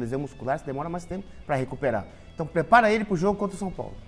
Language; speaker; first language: Portuguese; native; Portuguese